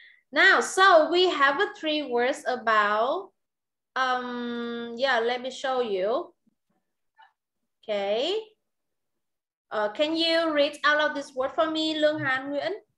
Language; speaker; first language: English; non-native, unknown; Vietnamese